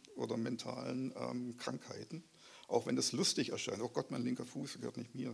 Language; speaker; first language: German; native; German